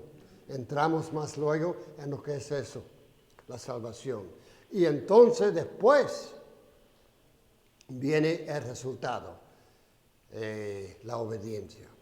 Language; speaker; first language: Spanish; non-native, fluent; English